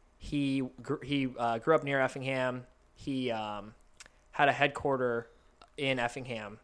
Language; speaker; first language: English; early bilingual, other home language; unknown